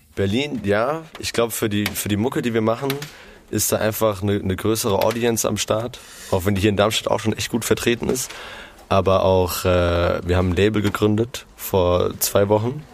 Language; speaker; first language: German; non-native, fluent; French